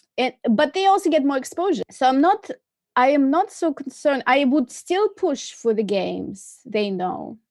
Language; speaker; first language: English; non-native, fluent; Russian